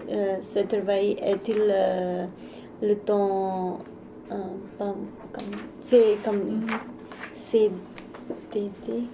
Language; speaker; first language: French; non-native, learner; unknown